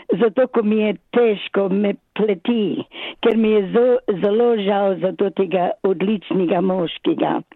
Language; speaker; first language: Slovenian; early bilingual, other home language; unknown